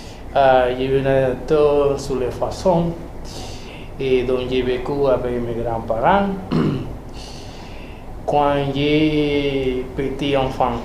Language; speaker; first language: French; non-native, learner; Spanish